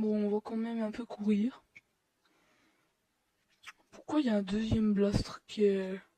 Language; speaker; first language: French; native; French